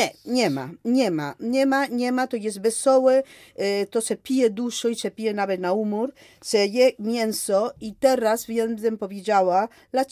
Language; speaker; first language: Polish; non-native, fluent; Spanish